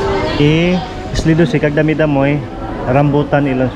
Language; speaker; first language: Russian; non-native, learner; Filipino